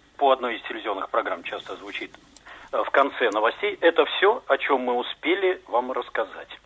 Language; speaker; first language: Russian; native; Russian